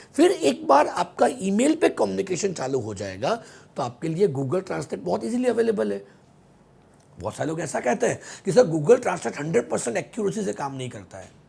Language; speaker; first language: Hindi; non-native, local second language; Gujarati